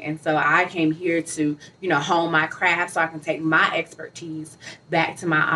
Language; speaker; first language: English; native; English